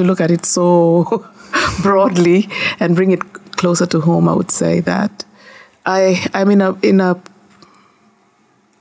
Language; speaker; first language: English; non-native, local second language; Gusii